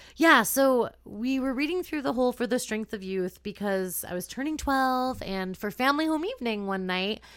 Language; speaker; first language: English; native; English